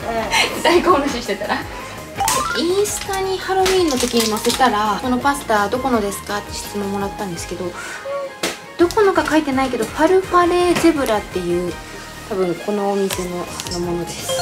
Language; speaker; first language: Japanese; native; Japanese